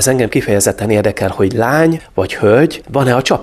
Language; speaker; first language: Hungarian; native; Hungarian